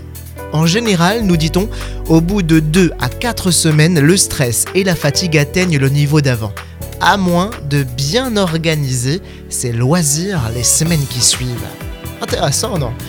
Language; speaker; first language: French; native; French